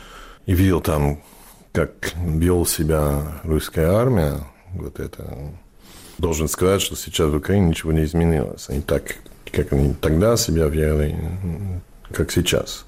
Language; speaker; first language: Russian; non-native, fluent; English